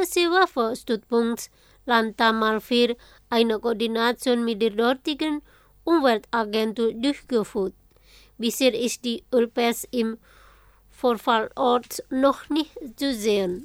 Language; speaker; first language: German; non-native, fluent; Indonesian